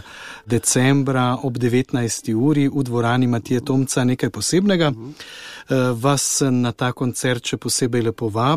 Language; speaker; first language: Slovenian; native; Slovenian